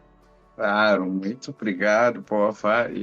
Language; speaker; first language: Portuguese; non-native, fluent; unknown